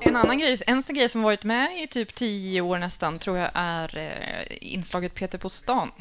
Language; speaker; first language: Swedish; native; Swedish